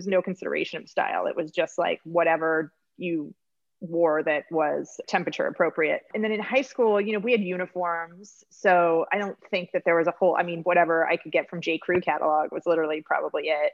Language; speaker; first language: English; native; English